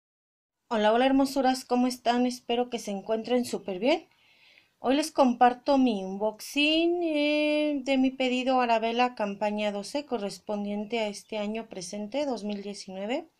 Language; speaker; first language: Spanish; native; Spanish